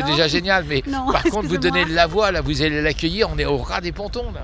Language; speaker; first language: French; native; French